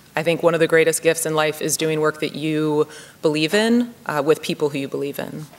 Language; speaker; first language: English; native; English